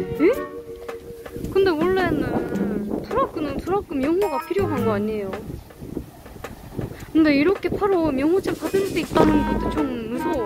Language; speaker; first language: Korean; non-native, fluent; Japanese